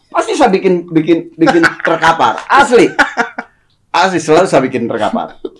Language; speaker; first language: Indonesian; non-native, local second language; Sundanese